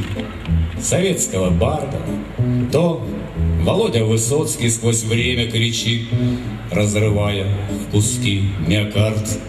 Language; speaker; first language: Russian; native; Russian